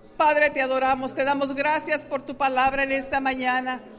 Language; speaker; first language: Spanish; native; Spanish